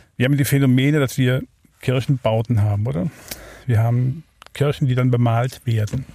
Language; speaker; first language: German; native; German